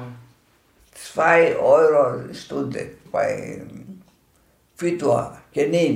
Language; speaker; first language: German; non-native, learner; Greek